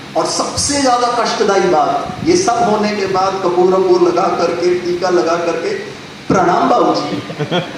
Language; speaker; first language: Hindi; non-native, local second language; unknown